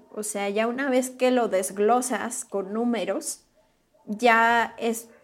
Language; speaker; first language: Spanish; native; Spanish